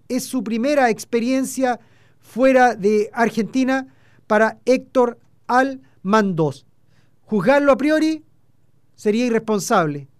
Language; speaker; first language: Spanish; native; Spanish